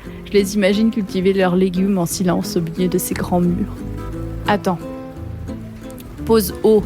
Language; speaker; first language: French; native; French